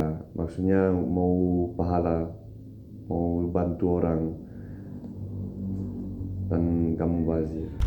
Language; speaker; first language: Indonesian; non-native, fluent; Turkish